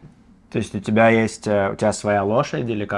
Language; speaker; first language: Russian; native; Russian